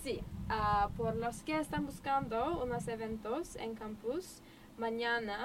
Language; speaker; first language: Spanish; non-native, learner; English